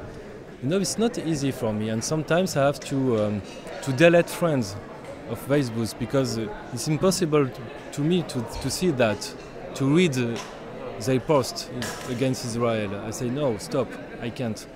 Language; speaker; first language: English; non-native, learner; French